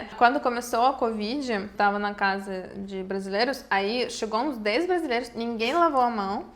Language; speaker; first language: Portuguese; non-native, fluent; Russian